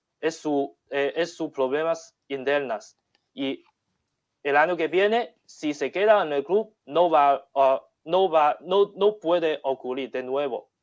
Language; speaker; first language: Spanish; non-native, learner; Chinese